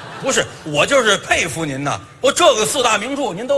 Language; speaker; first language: Chinese; native; Chinese